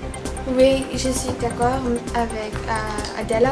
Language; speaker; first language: French; non-native, learner; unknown